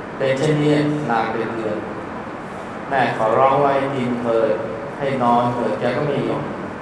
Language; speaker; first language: Thai; native; Thai